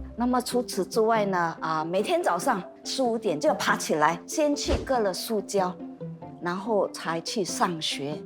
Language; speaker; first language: Chinese; native; Chinese